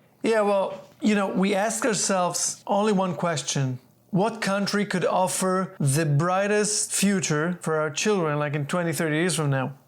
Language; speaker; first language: English; non-native, fluent; Hebrew